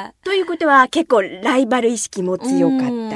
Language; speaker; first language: Japanese; native; Japanese